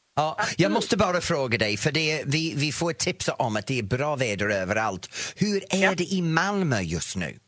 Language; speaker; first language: Swedish; non-native, fluent; English